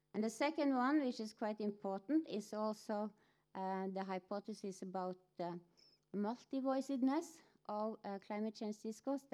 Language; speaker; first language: English; non-native, fluent; Norwegian